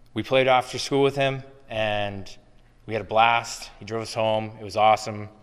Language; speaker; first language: English; native; English